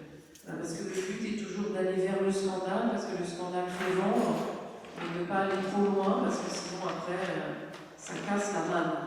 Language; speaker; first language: French; native; French